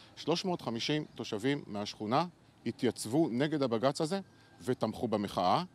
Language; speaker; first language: Hebrew; native; Hebrew